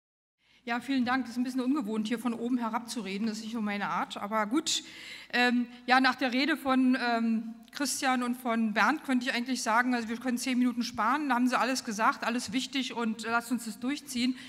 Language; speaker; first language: German; native; German